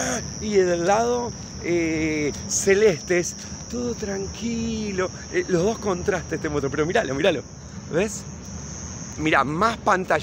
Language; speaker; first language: Spanish; native; Spanish